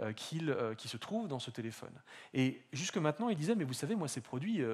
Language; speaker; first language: French; native; French